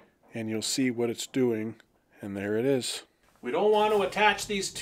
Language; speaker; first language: English; native; English